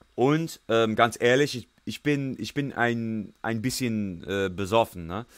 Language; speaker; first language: German; non-native, learner; English